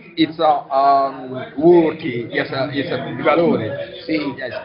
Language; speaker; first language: English; non-native, learner; Italian